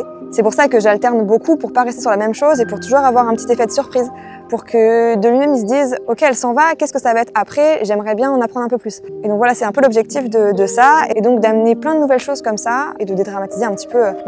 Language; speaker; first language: French; native; French